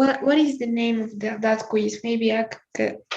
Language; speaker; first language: English; non-native, learner; Spanish